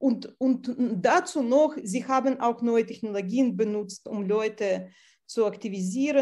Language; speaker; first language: German; non-native, fluent; Russian